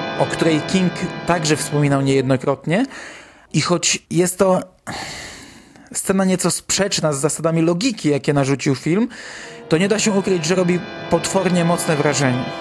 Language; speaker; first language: Polish; native; Polish